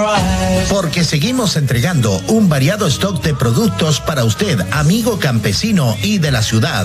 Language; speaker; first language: Spanish; native; Spanish